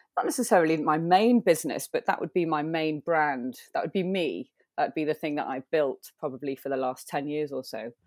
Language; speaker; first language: English; native; English